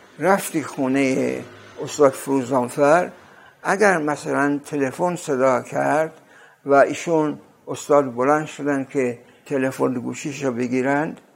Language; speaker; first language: Persian; native; Persian